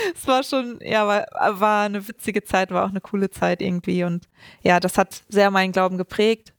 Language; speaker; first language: German; native; German